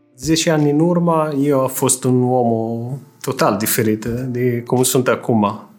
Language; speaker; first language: Romanian; non-native, fluent; Italian